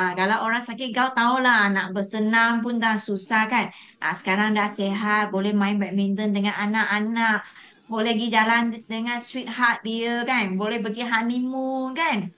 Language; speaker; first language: Malay; non-native, local second language; Chinese